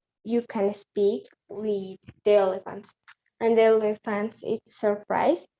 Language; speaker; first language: English; non-native, learner; Spanish